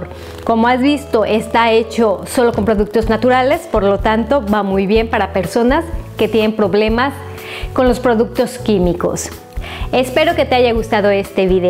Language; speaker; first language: Spanish; native; Spanish